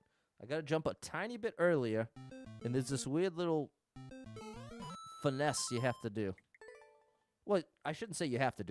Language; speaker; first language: English; native; English